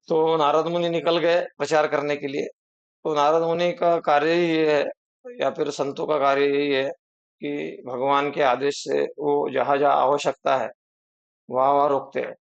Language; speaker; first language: Hindi; non-native, local second language; Marathi